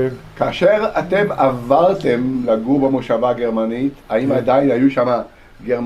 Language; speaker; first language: Hebrew; native; Hebrew